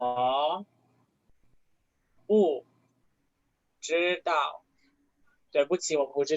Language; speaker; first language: Chinese; non-native, fluent; Spanish